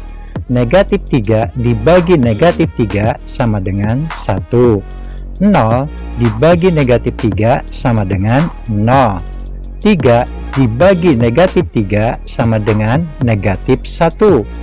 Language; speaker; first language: Indonesian; native; Indonesian